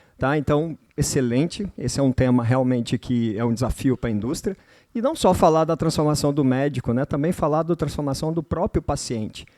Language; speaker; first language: Portuguese; native; Portuguese